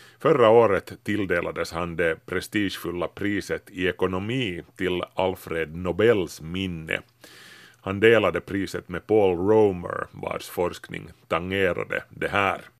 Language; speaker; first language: Swedish; native; Swedish